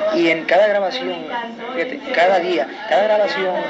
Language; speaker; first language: Spanish; early bilingual, heritage; Spanish